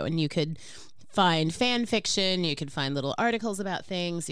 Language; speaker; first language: English; native; English